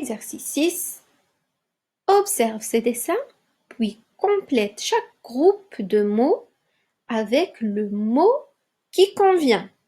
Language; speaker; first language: French; non-native, local second language; Arabic